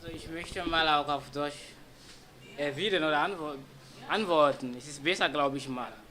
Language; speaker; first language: German; non-native, fluent; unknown